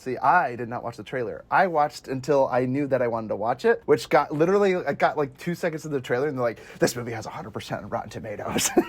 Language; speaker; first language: English; native; English